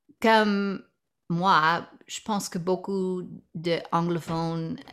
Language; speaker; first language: French; non-native, learner; English